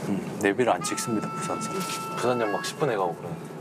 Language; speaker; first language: Korean; native; Korean